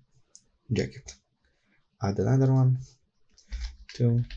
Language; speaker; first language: English; non-native, fluent; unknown